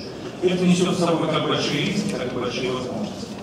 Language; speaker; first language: Russian; native; Russian